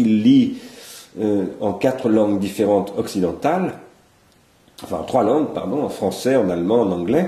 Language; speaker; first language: French; native; French